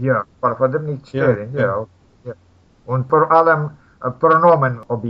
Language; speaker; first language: German; non-native, fluent; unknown